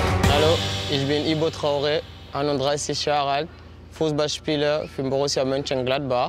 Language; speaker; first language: German; non-native, fluent; French